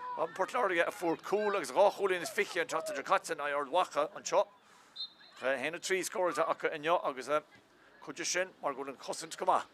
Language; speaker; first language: Irish; native; Irish